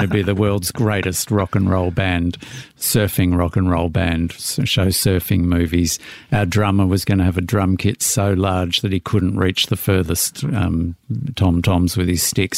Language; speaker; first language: English; native; English